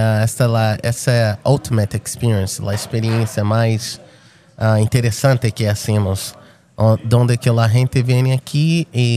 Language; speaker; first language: Spanish; non-native, fluent; Portuguese